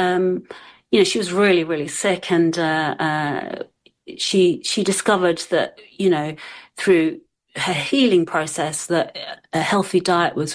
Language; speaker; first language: English; native; English